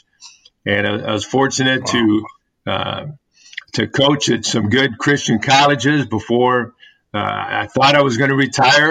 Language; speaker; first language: English; native; English